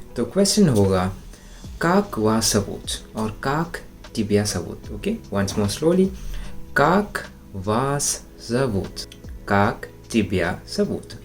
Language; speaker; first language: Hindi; non-native, local second language; Malayalam